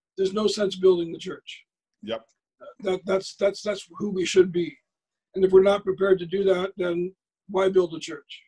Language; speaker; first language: English; native; English